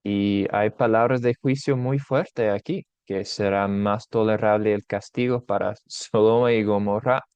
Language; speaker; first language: Spanish; non-native, fluent; English